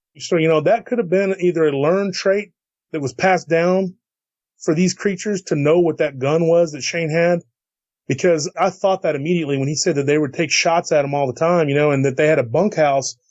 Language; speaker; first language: English; native; English